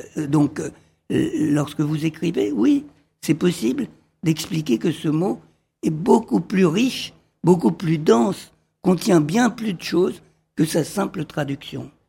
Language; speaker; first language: French; early bilingual, other home language; Arabic